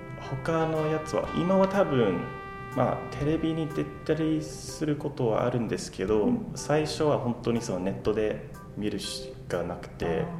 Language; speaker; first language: Japanese; non-native, fluent; English